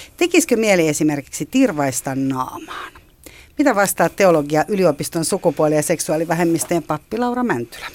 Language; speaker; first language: Finnish; native; Finnish